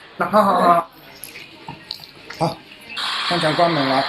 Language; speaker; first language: Chinese; non-native, fluent; Japanese